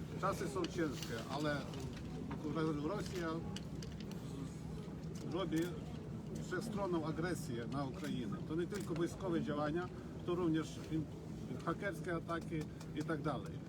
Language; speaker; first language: Polish; non-native, fluent; Ukrainian